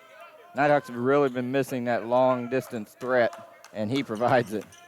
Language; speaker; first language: English; native; English